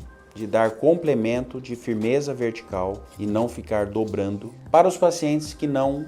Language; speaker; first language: Portuguese; native; Portuguese